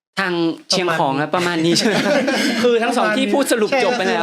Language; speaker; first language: Thai; native; Thai